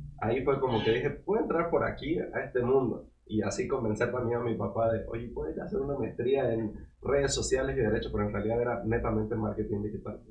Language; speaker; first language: Spanish; native; Spanish